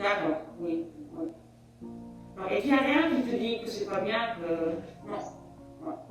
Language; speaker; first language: French; non-native, local second language; Luxembourgish